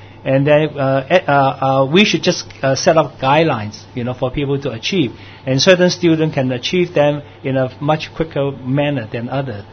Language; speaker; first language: English; non-native, local second language; Cantonese